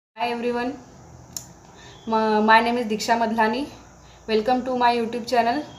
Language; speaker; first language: English; non-native, learner; Marathi